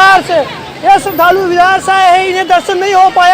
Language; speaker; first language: Hindi; native; Hindi